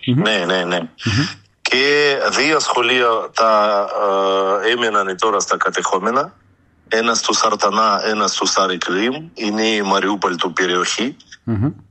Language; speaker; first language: Greek; early bilingual, heritage; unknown